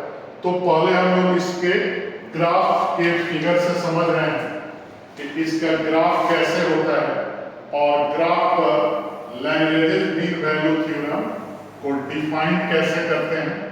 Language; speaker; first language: Hindi; native; Hindi